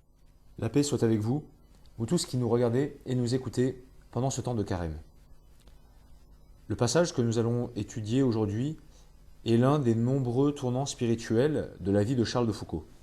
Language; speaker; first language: French; native; French